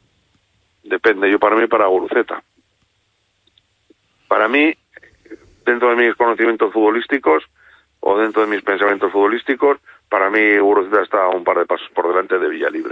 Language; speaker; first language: Spanish; native; Spanish